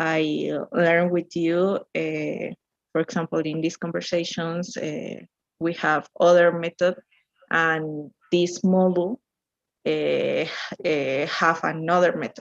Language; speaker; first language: English; non-native, learner; Spanish